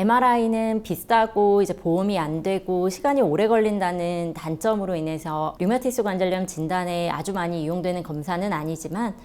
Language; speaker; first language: Korean; native; Korean